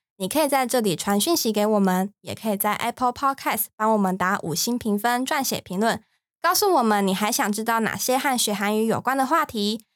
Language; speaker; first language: Chinese; native; Chinese